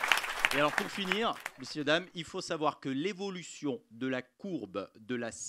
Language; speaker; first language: French; native; French